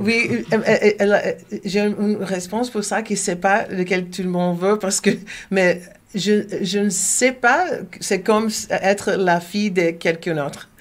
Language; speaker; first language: French; non-native, learner; Portuguese